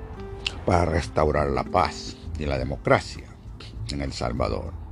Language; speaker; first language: Spanish; native; Spanish